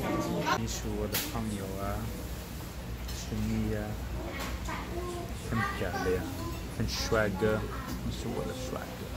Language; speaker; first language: Chinese; non-native, learner; English